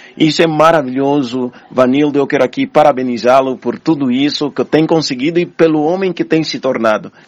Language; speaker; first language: Portuguese; native; Portuguese